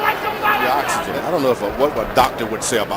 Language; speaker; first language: English; native; English